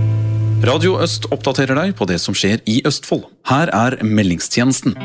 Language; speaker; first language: Norwegian; native; Norwegian